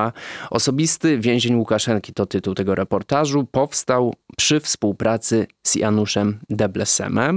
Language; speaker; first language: Polish; native; Polish